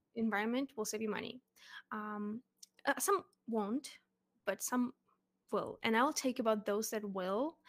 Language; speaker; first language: English; early bilingual, other home language; Russian